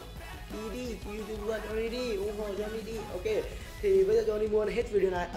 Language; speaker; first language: Vietnamese; non-native, learner; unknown